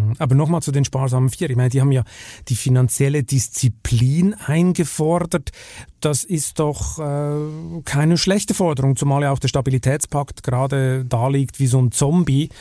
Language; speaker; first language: German; native; German